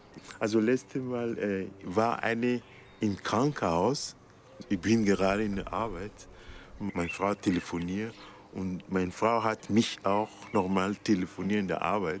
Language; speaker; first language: German; non-native, learner; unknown